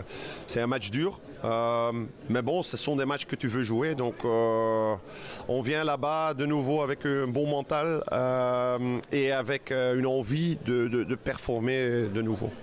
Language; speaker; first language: French; non-native, fluent; Dutch